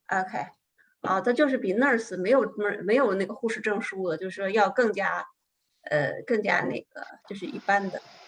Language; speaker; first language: Chinese; native; Chinese